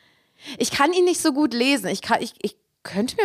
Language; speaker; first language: German; native; German